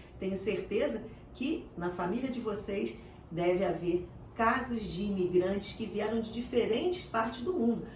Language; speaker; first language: Portuguese; native; Portuguese